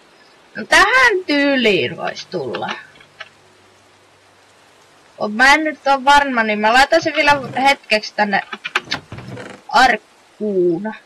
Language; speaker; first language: Finnish; native; Finnish